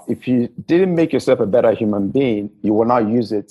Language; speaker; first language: English; non-native, local second language; Igbo